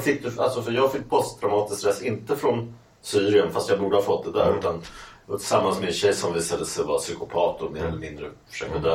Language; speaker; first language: Swedish; native; Swedish